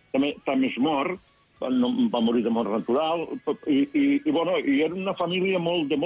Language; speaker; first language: Catalan; native; Catalan